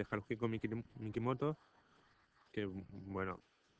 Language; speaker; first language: Spanish; native; Spanish